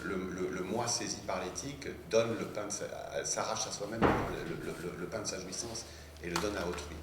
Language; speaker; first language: French; native; French